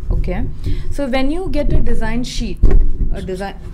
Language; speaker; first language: English; non-native, local second language; Malayalam